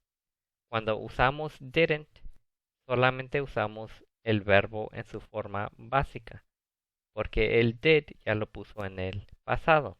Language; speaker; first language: Spanish; early bilingual, other home language; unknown